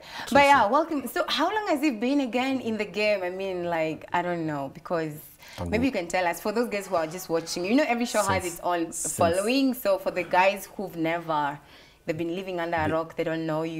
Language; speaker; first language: English; non-native, local second language; Swahili